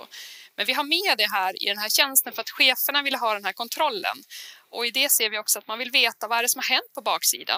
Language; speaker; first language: Swedish; native; Swedish